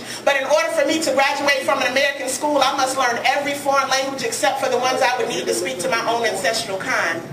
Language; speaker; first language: English; native; English